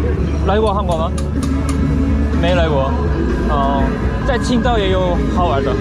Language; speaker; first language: Chinese; non-native, learner; Korean